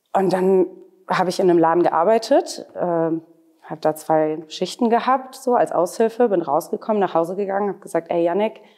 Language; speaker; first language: German; native; German